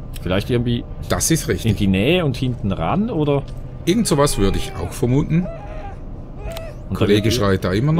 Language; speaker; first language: German; native; German